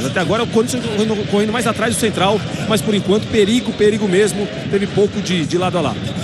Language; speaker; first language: Portuguese; native; Portuguese